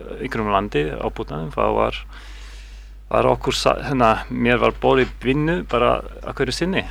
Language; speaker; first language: Icelandic; non-native, learner; Polish